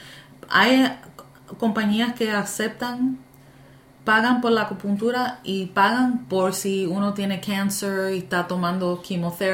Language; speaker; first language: Spanish; early bilingual, heritage; Spanish